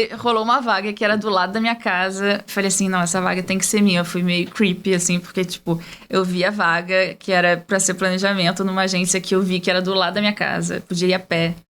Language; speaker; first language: Portuguese; early bilingual, heritage; Portuguese